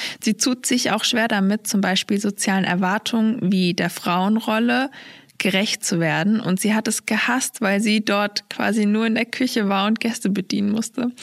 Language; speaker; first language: German; early bilingual, other home language; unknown